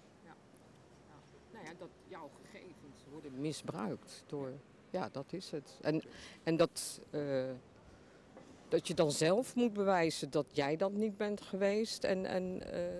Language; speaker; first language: Dutch; native; Dutch